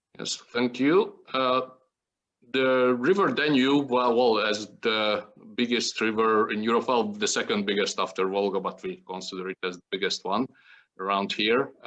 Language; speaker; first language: English; non-native, fluent; Hungarian